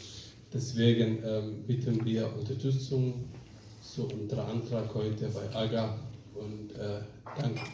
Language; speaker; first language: German; non-native, fluent; Somali